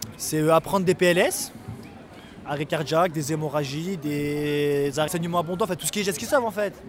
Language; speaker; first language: French; native; French